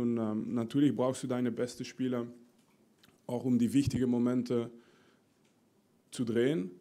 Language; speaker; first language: German; non-native, fluent; French